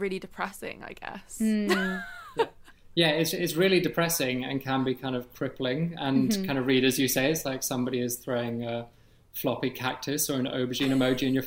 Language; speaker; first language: English; native; English